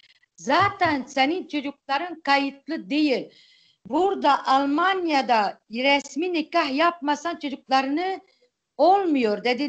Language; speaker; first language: Turkish; non-native, local second language; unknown